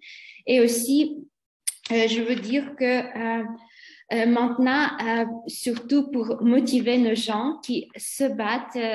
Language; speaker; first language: French; non-native, fluent; Ukrainian